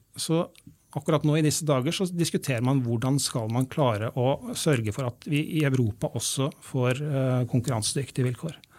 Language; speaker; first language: Norwegian; native; Norwegian